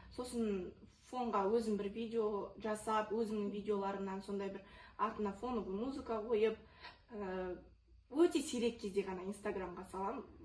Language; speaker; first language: Kazakh; non-native, local second language; Russian